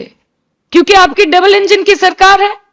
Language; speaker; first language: Hindi; native; Hindi